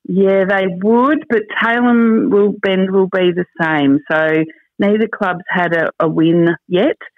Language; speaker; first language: English; native; English